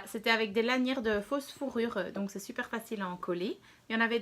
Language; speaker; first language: French; native; French